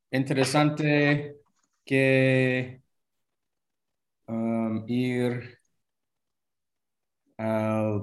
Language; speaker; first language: Spanish; non-native, learner; English